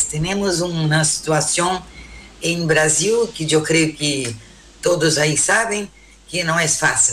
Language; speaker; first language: Spanish; non-native, learner; Portuguese